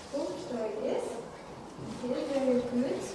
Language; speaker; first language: English; non-native, learner; Kazakh